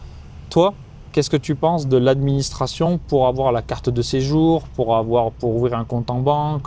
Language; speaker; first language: French; native; French